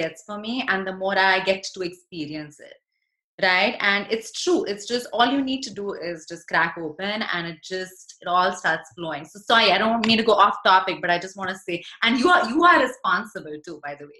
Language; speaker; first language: English; non-native, local second language; Hindi